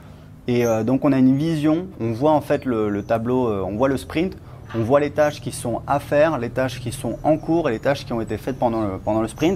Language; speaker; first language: French; native; French